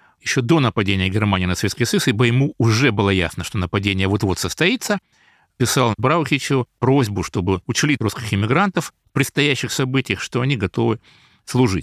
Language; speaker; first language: Russian; native; Russian